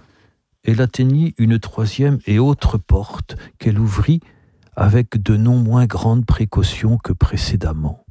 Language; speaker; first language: French; native; French